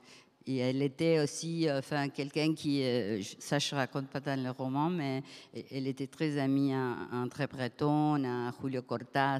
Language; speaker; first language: French; non-native, fluent; Spanish